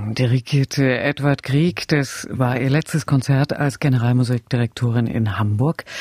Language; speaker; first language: German; native; German